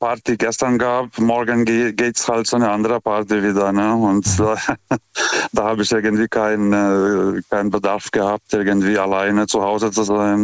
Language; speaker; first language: German; non-native, fluent; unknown